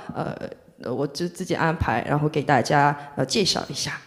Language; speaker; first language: Chinese; non-native, fluent; Korean